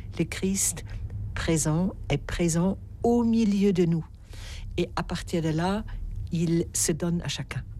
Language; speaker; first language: French; native; French